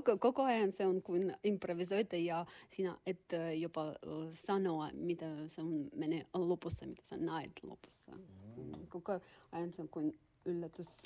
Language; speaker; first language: Finnish; non-native, learner; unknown